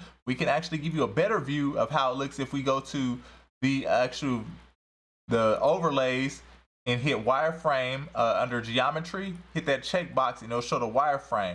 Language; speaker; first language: English; native; English